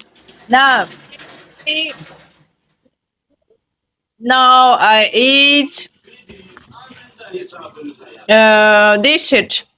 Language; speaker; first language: English; non-native, learner; Tajik